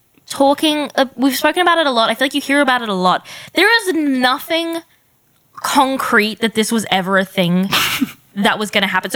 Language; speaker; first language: English; native; English